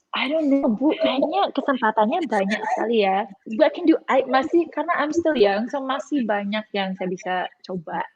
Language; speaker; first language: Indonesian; non-native, local second language; Balinese